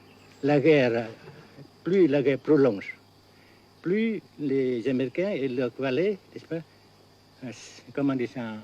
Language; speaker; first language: French; non-native, fluent; Vietnamese